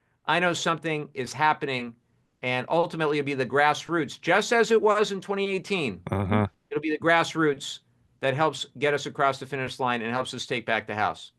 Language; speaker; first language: English; native; English